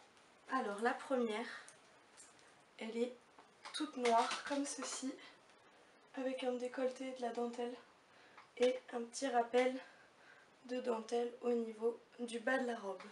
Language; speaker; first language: French; native; French